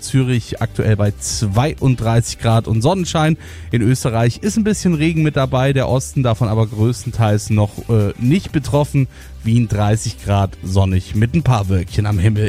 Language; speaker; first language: German; native; German